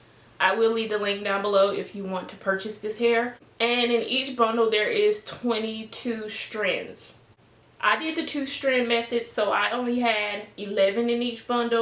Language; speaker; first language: English; native; English